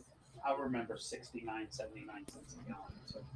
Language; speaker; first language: English; native; English